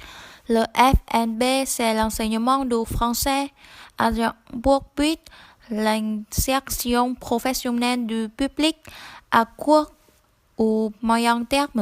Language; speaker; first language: French; non-native, learner; Vietnamese